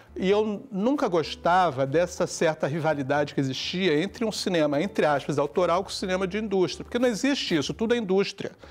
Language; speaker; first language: Portuguese; early bilingual, other home language; Chinese